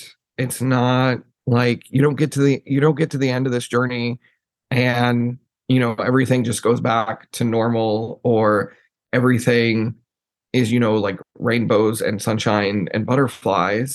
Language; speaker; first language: English; native; English